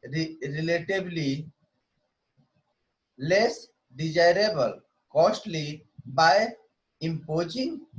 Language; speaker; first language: English; non-native, local second language; Hindi